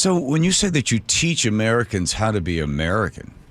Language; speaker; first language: English; native; English